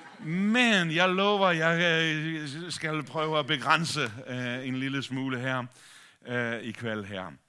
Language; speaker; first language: Danish; native; Danish